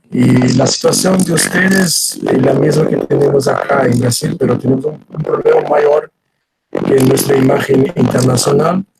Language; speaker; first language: Spanish; non-native, fluent; Portuguese